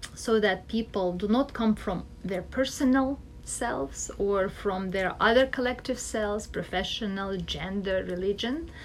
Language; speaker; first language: English; non-native, fluent; Russian